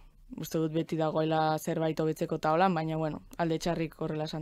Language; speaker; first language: Basque; non-native, local second language; Spanish